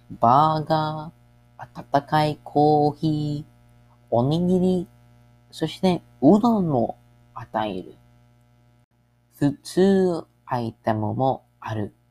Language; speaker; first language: Japanese; non-native, learner; English